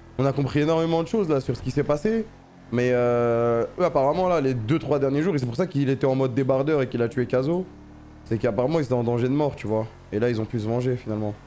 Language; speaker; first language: French; native; French